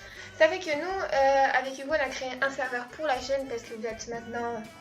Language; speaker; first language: French; native; French